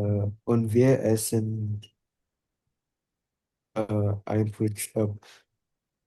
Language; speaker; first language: German; non-native, learner; Indonesian